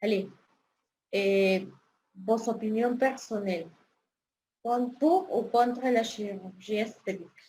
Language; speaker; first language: French; non-native, fluent; Spanish